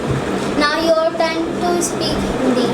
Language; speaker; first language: English; non-native, learner; Hindi